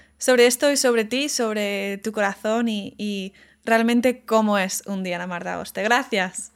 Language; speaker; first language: Spanish; non-native, fluent; English